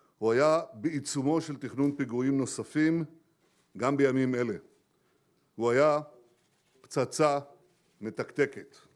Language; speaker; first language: Hebrew; native; Hebrew